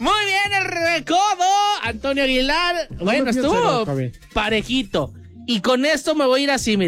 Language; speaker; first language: Spanish; native; Spanish